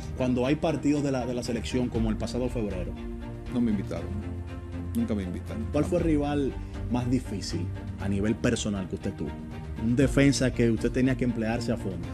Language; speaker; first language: Spanish; native; Spanish